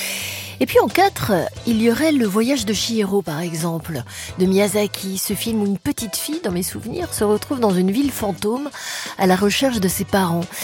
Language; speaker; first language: French; native; French